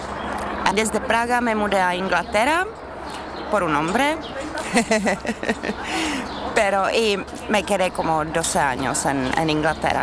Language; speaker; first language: Spanish; non-native, learner; Czech